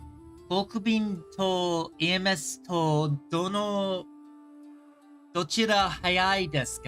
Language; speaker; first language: Japanese; non-native, learner; English